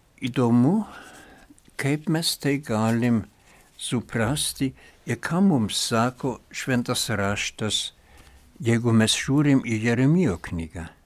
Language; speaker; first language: Lithuanian; non-native, fluent; German